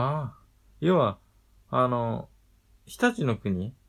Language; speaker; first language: Japanese; native; Japanese